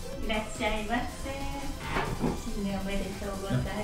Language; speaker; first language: Japanese; native; Japanese